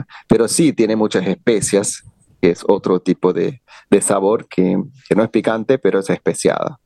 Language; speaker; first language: Spanish; non-native, fluent; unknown